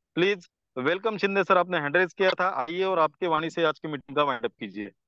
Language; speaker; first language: Hindi; non-native, local second language; Marathi